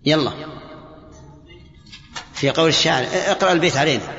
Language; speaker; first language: Arabic; native; Arabic